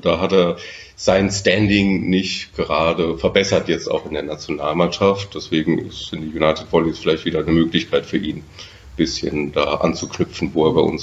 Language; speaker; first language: German; native; German